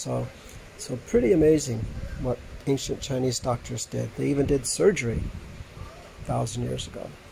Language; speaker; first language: English; native; English